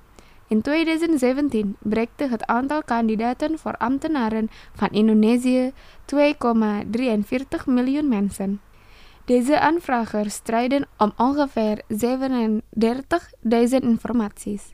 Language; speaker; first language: Dutch; non-native, fluent; Indonesian